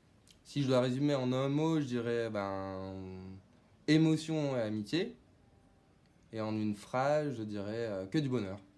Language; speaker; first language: French; native; French